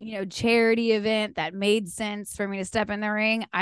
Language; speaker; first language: English; native; English